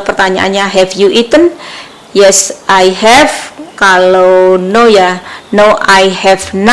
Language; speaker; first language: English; non-native, fluent; Indonesian